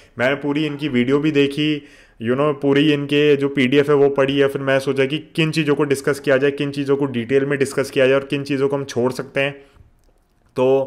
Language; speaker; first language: Hindi; native; Hindi